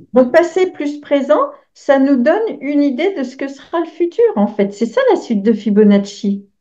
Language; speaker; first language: French; native; French